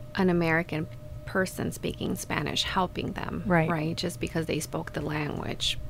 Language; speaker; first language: English; non-native, fluent; Spanish